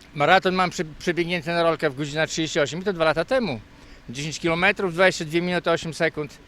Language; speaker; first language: Polish; native; Polish